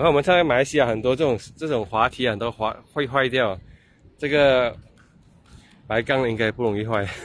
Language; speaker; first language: Chinese; native; Chinese